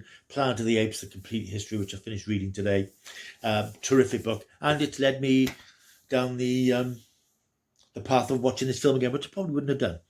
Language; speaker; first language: English; native; English